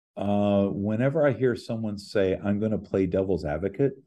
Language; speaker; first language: English; native; English